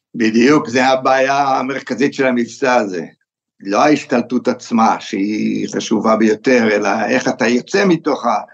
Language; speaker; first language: Hebrew; native; Hebrew